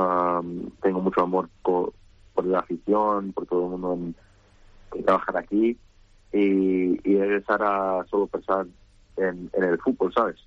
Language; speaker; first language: Spanish; non-native, fluent; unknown